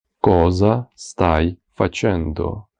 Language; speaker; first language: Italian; non-native, fluent; Ukrainian